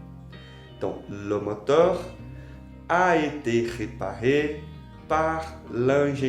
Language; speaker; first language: French; non-native, fluent; Portuguese